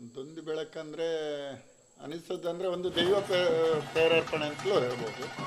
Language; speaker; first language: Kannada; non-native, local second language; Tulu